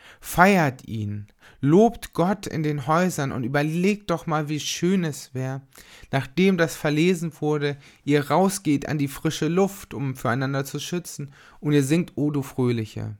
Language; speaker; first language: German; native; German